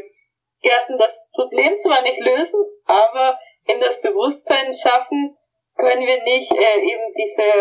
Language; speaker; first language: German; native; German